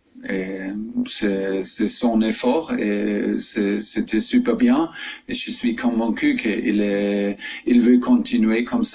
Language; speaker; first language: French; non-native, fluent; German